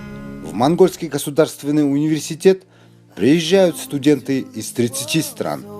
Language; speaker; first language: Russian; non-native, fluent; Mongolian